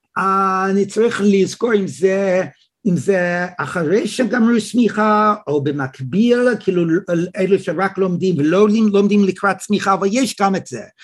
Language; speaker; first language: Hebrew; non-native, fluent; English